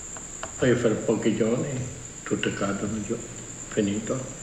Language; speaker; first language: Italian; non-native, fluent; Tibetan